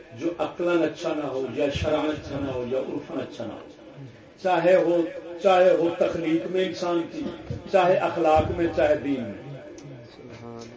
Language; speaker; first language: Urdu; non-native, local second language; Punjabi